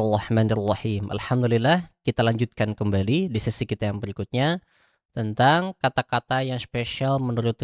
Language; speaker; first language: Indonesian; native; Indonesian